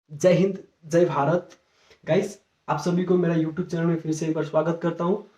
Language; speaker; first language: Hindi; non-native, local second language; Nepali